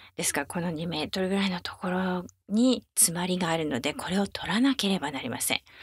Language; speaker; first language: Japanese; native; Japanese